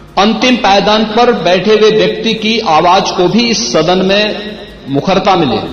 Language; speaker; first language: Hindi; native; Hindi